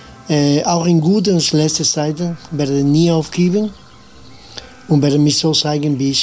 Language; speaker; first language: German; non-native, learner; Spanish